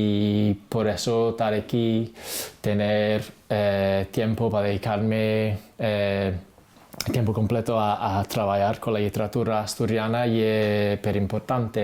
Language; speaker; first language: Spanish; non-native, fluent; English